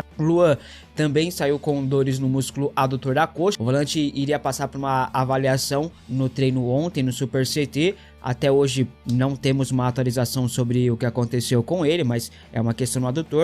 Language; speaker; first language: Portuguese; native; Portuguese